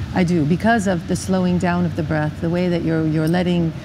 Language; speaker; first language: English; native; English